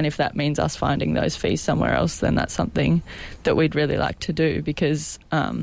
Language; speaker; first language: English; native; English